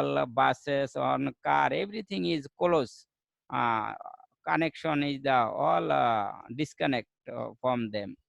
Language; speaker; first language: English; non-native, learner; Bangla